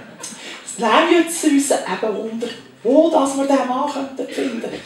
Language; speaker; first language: German; native; German